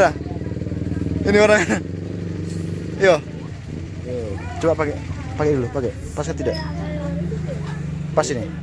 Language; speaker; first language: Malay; non-native, local second language; Javanese